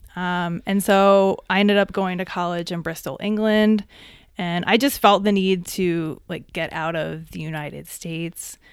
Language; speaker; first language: English; native; English